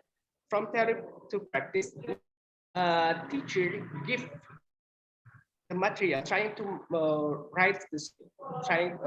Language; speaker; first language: English; non-native, learner; Indonesian